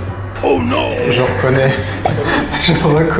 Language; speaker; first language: French; native; French